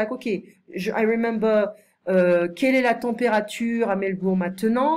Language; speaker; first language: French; non-native, fluent; English